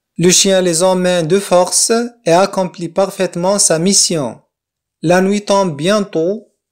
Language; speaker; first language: French; non-native, local second language; Arabic